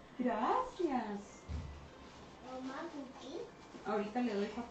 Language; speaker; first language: Spanish; native; Spanish